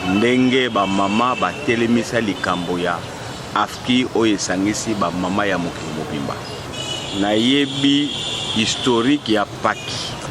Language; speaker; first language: Lingala; non-native, local second language; Kongo